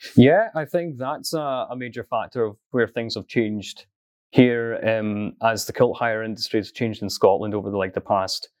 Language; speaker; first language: English; native; English